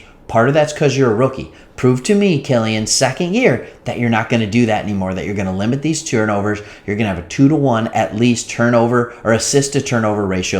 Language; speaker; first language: English; native; English